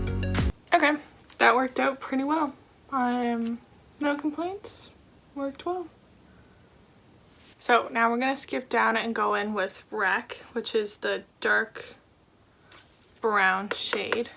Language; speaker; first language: English; native; English